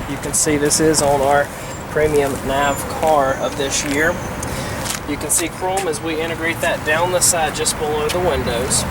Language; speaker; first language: English; native; English